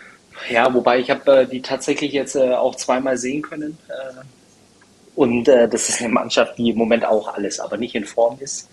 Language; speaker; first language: German; native; German